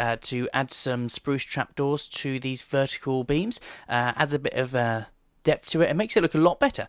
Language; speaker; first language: English; native; English